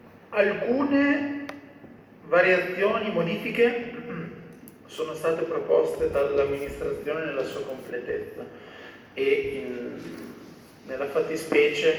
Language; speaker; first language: Italian; native; Italian